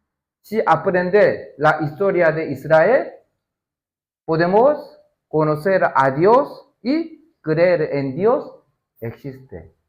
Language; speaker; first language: Spanish; non-native, learner; Korean